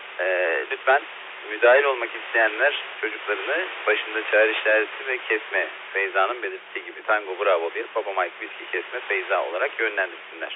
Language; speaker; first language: Turkish; native; Turkish